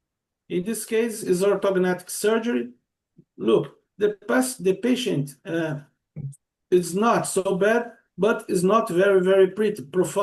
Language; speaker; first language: English; non-native, learner; Portuguese